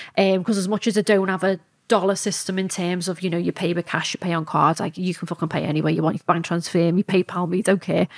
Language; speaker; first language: English; native; English